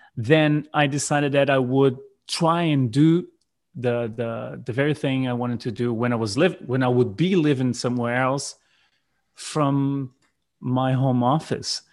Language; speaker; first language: English; non-native, fluent; Portuguese